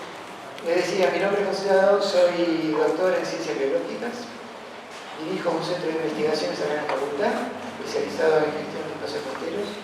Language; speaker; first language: Spanish; native; Spanish